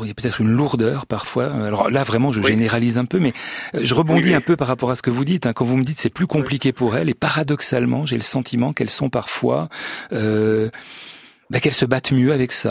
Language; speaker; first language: French; native; French